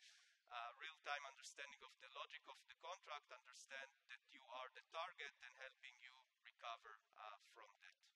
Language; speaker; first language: English; non-native, fluent; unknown